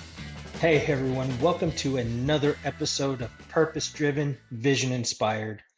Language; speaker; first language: English; native; English